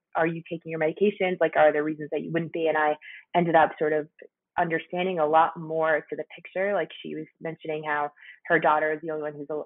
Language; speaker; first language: English; early bilingual, other home language; Spanish